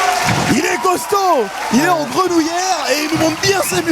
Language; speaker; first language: French; native; French